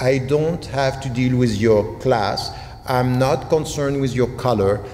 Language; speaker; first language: English; non-native, fluent; French